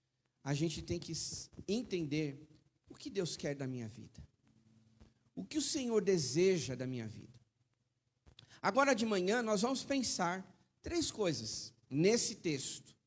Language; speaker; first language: Portuguese; native; Portuguese